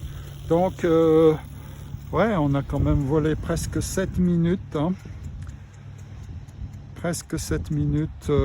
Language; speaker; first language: French; native; French